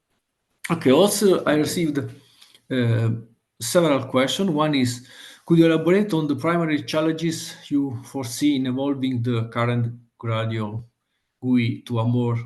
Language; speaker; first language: English; non-native, fluent; Italian